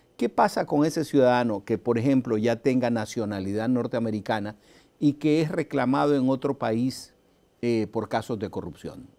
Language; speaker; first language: Spanish; native; Spanish